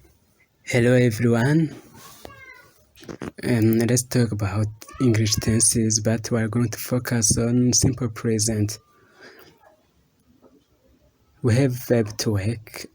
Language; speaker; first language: English; non-native, fluent; Rundi